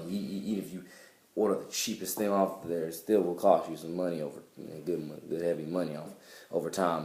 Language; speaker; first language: English; native; English